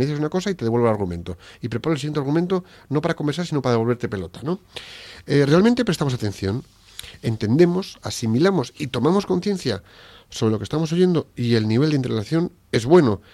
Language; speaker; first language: Spanish; native; Spanish